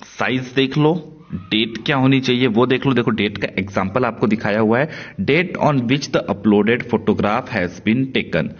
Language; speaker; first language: Hindi; non-native, local second language; Marathi